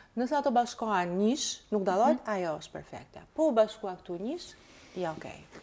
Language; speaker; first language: Albanian; early bilingual, heritage; Albanian